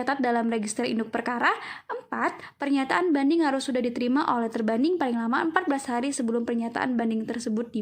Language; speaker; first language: Indonesian; native; Indonesian